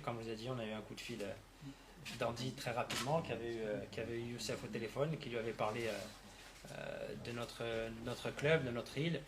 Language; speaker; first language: French; native; French